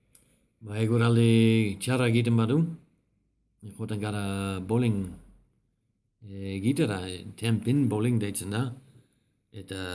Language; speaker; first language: Basque; non-native, learner; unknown